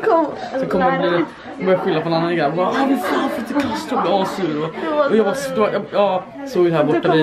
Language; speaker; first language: Swedish; native; Swedish